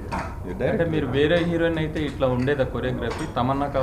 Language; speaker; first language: Telugu; native; Telugu